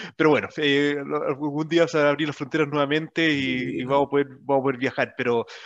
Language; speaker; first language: Spanish; native; Spanish